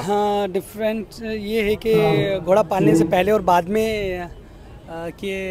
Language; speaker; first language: Hindi; native; Hindi